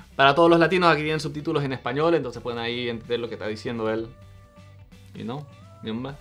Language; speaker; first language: Spanish; early bilingual, heritage; Spanish